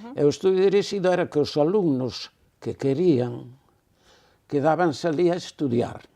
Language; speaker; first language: Galician; non-native, local second language; Spanish